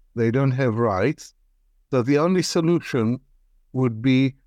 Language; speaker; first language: English; non-native, fluent; Arabic